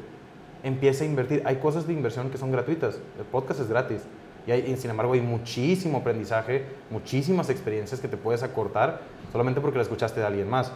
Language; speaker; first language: Spanish; native; Spanish